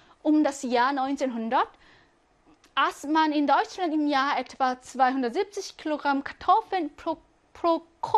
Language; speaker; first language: German; non-native, fluent; Korean